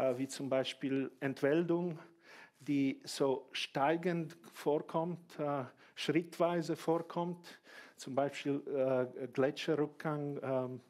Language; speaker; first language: German; non-native, fluent; Slovak